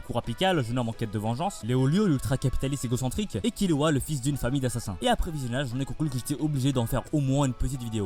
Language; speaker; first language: French; native; French